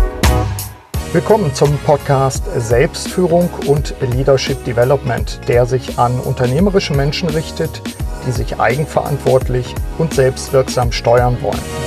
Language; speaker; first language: German; native; German